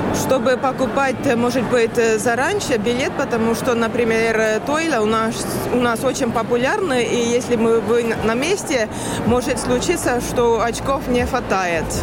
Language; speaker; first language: Russian; non-native, learner; Estonian